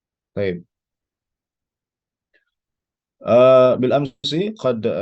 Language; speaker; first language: Arabic; non-native, fluent; Indonesian